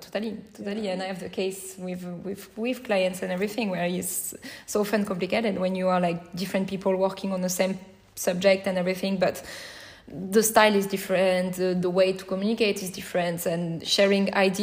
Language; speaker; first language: English; non-native, fluent; French